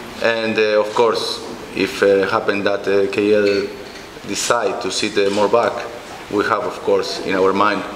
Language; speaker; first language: English; non-native, fluent; Spanish